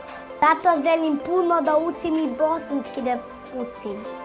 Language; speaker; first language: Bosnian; early bilingual, heritage; Bosnian